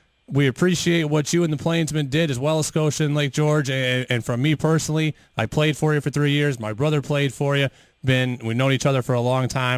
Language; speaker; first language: English; native; English